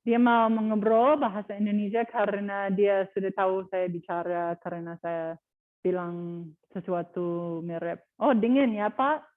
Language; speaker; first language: Indonesian; non-native, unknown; English